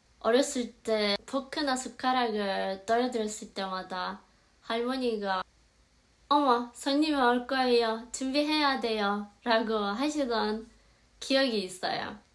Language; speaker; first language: Korean; non-native, fluent; Azerbaijani